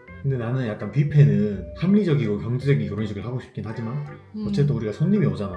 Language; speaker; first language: Korean; native; Korean